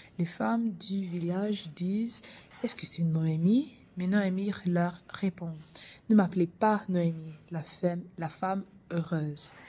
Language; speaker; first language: French; non-native, learner; English